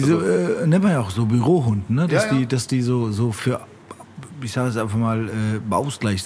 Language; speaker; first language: German; native; German